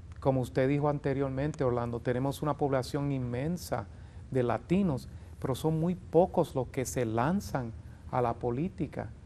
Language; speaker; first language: Spanish; early bilingual, heritage; Spanish